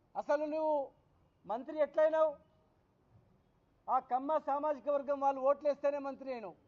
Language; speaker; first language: Telugu; native; Telugu